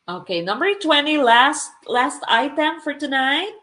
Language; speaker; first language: English; non-native, local second language; Filipino